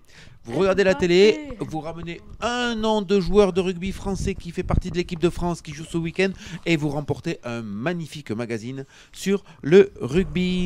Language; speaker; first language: French; native; French